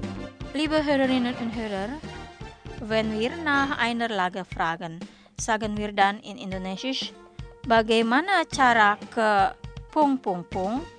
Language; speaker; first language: German; non-native, fluent; Indonesian